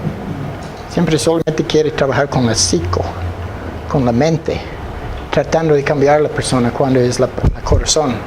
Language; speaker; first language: Spanish; non-native, fluent; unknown